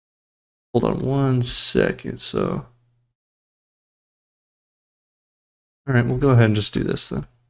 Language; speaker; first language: English; native; English